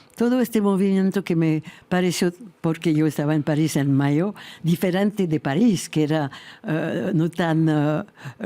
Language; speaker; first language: Spanish; non-native, fluent; French